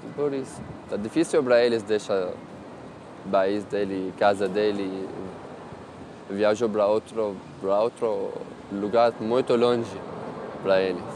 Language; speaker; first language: Portuguese; non-native, learner; Arabic